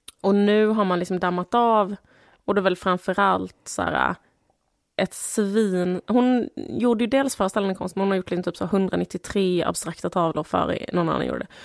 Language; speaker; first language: Swedish; native; Swedish